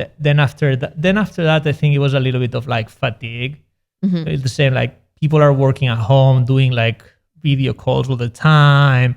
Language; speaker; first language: English; non-native, fluent; Spanish